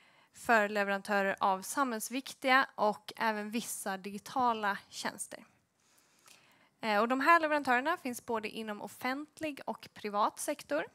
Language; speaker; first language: Swedish; native; Swedish